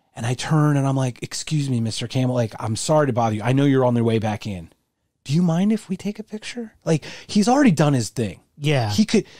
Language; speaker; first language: English; native; English